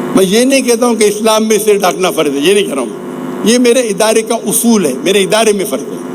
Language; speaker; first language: Urdu; non-native, local second language; Konkani